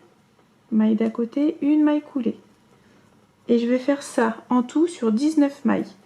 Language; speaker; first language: French; native; French